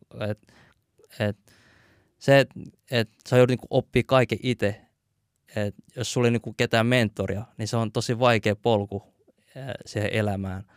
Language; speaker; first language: Finnish; early bilingual, other home language; Vietnamese